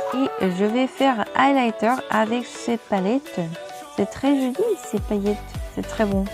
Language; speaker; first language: French; non-native, learner; Korean